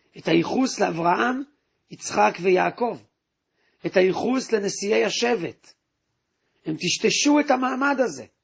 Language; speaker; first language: Hebrew; native; Hebrew